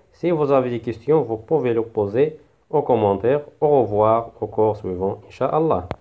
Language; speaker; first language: French; non-native, local second language; Arabic